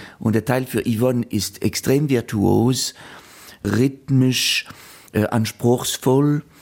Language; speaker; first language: German; non-native, fluent; French